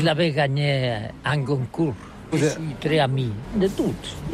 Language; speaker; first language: French; non-native, learner; Catalan